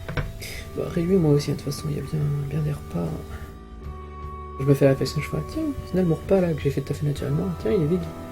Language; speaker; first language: French; native; French